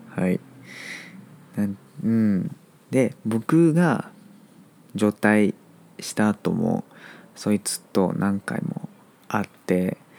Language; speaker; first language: Japanese; non-native, fluent; Chinese